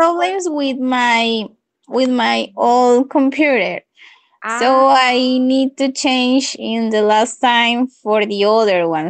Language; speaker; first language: English; non-native, learner; Spanish